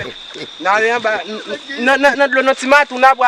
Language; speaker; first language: Haitian Creole; native; Haitian Creole